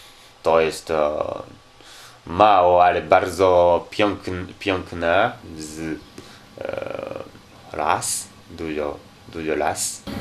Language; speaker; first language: Polish; non-native, learner; Japanese